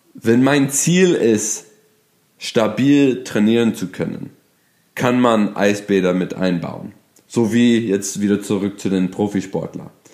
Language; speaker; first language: German; non-native, fluent; English